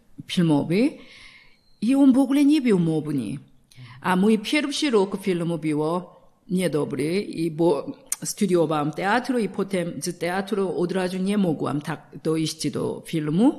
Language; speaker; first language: Polish; non-native, learner; Korean